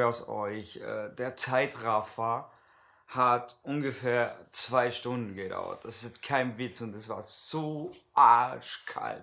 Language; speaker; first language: German; native; German